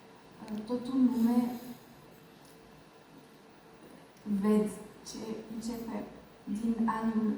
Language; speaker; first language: Romanian; non-native, learner; French